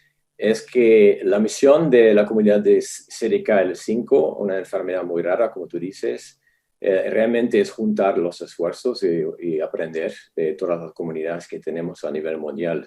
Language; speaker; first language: Spanish; non-native, fluent; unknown